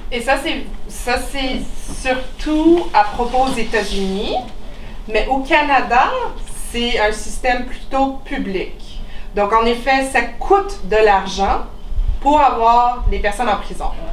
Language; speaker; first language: French; non-native, local second language; English